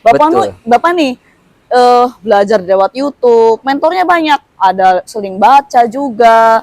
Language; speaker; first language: Indonesian; native; Indonesian